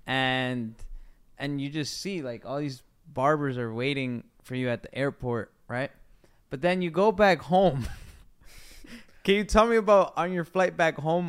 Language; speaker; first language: English; native; English